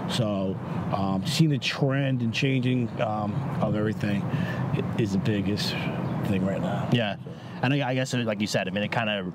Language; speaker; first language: English; native; English